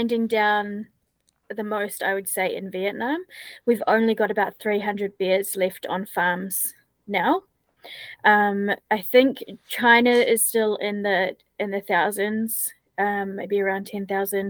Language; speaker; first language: English; native; English